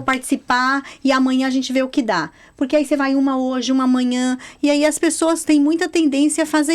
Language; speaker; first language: Portuguese; native; Portuguese